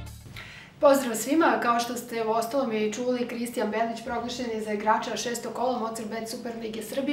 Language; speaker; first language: Serbian; native; Serbian